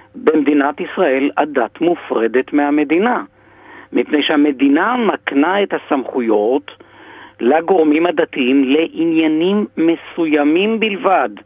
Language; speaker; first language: Hebrew; native; Hebrew